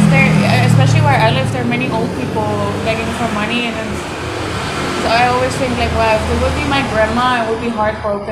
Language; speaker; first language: English; non-native, fluent; Swiss German